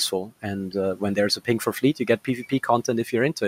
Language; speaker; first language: English; non-native, fluent; German